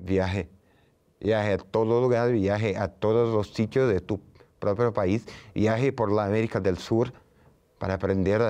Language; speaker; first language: Spanish; non-native, fluent; Portuguese